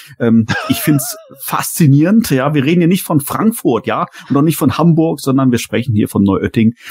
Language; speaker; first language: German; native; German